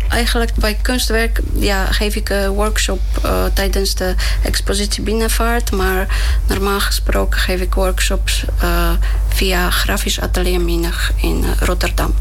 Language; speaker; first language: Dutch; non-native, fluent; Polish